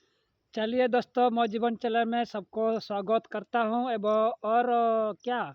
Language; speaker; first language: Hindi; non-native, local second language; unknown